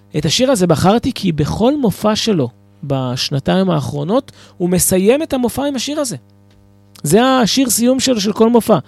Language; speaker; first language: Hebrew; native; Hebrew